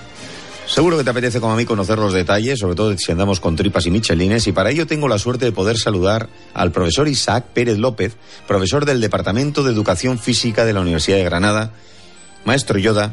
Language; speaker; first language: Spanish; native; Spanish